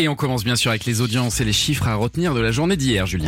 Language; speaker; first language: French; native; French